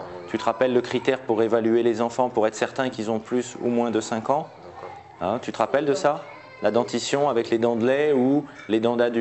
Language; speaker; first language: French; native; French